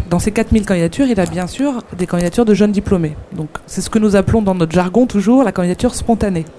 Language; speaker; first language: French; native; French